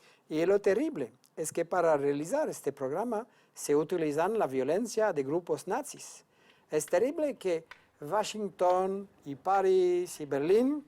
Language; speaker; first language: Spanish; non-native, fluent; French